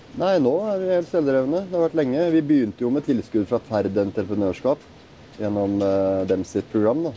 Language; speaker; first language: Norwegian; native; Norwegian